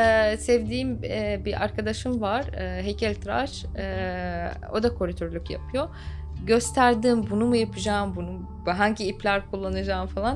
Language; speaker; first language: Turkish; non-native, fluent; Arabic